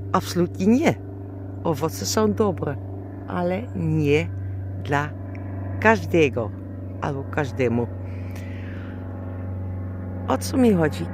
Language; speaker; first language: Polish; non-native, learner; German